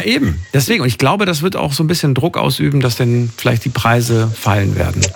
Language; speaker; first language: German; native; German